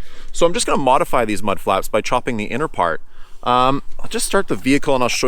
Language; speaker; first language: English; native; English